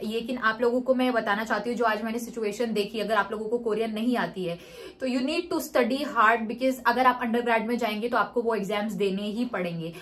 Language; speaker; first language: Hindi; native; Hindi